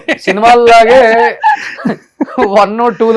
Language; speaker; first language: Telugu; native; Telugu